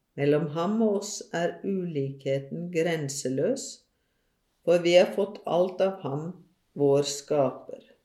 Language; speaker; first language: Norwegian; native; Norwegian